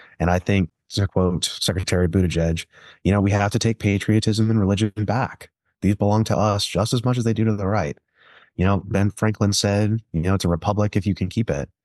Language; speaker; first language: English; native; English